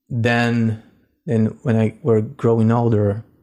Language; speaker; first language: English; non-native, fluent; Russian